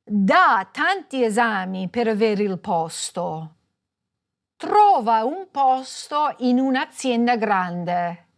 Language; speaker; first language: Italian; non-native, fluent; English